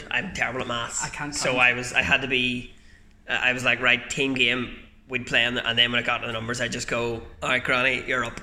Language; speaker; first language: English; native; English